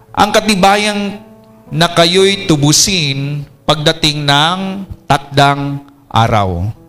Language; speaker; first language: Filipino; non-native, local second language; Iloko